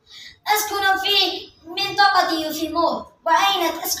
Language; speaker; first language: Arabic; non-native, learner; Urdu